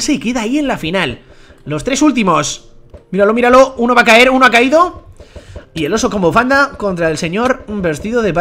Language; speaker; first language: Spanish; native; Spanish